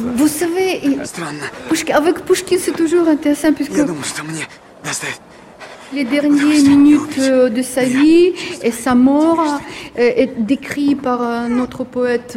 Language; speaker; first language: French; non-native, fluent; Russian